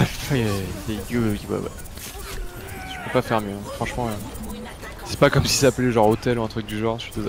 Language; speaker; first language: French; native; French